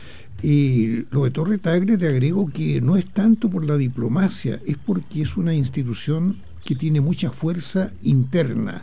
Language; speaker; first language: Spanish; native; Spanish